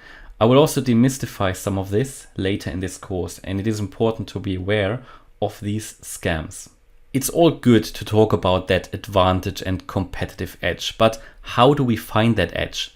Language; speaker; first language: English; non-native, fluent; German